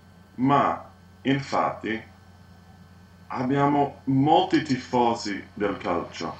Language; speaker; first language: Italian; non-native, learner; English